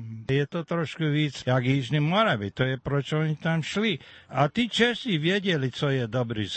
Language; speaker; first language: Czech; early bilingual, heritage; Czech